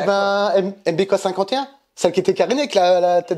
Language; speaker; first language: French; native; French